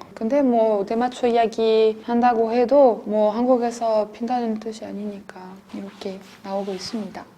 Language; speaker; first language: Korean; non-native, fluent; French